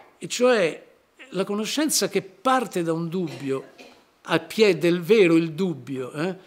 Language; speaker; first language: Italian; native; Italian